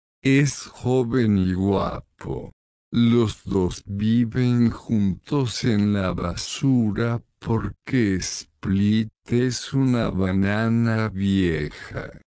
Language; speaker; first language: Spanish; non-native, learner; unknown